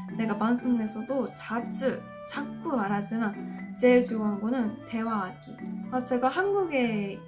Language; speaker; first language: Korean; non-native, fluent; Japanese